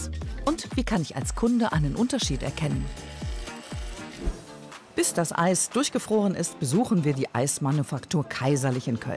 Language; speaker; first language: German; native; German